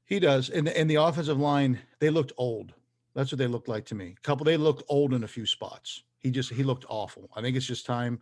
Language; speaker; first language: English; native; English